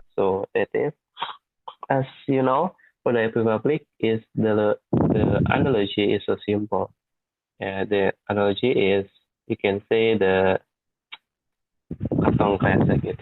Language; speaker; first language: English; non-native, learner; Indonesian